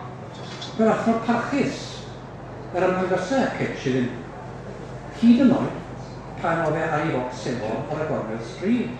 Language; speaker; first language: Welsh; native; Welsh